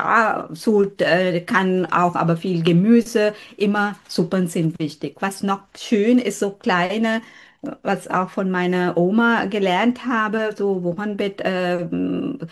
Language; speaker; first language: German; non-native, fluent; Sinhala